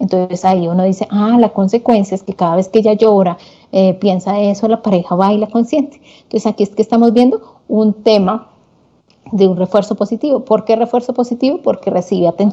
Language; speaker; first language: Spanish; native; Spanish